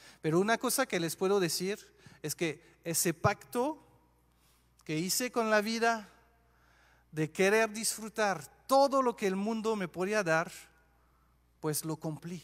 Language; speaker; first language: Spanish; non-native, fluent; French